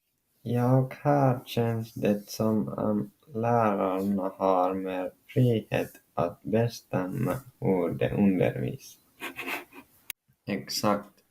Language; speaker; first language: Swedish; non-native, local second language; Finnish